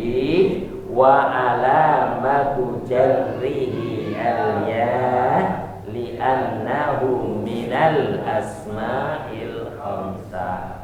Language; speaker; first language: Arabic; non-native, fluent; Indonesian